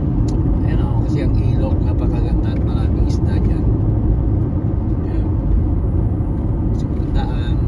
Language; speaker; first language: Filipino; non-native, local second language; Cebuano